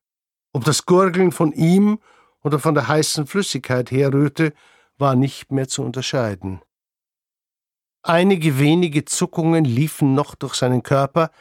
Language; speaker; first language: German; native; German